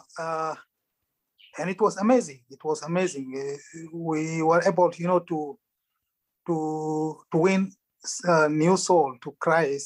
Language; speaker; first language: English; non-native, fluent; Arabic